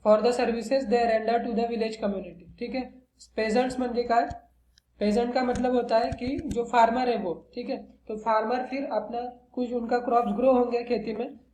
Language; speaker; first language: Hindi; non-native, local second language; Marathi